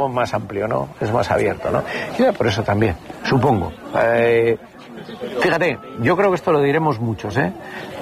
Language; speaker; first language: Spanish; native; Spanish